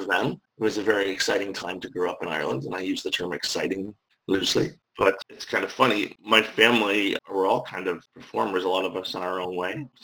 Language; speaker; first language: English; native; English